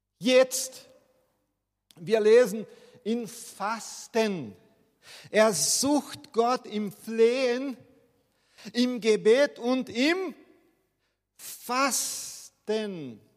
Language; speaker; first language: German; non-native, fluent; Portuguese